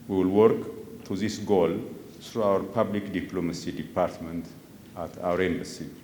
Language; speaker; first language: English; non-native, local second language; Amharic